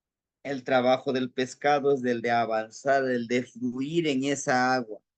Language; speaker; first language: Spanish; native; Spanish